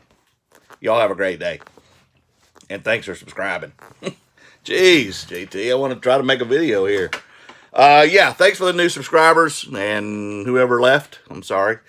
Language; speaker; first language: English; native; English